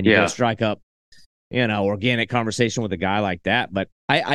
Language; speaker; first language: English; native; English